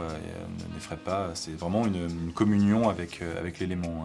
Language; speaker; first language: French; native; French